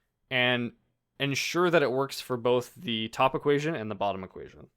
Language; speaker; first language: English; native; English